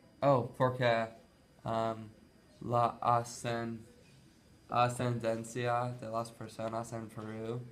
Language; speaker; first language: Spanish; non-native, learner; English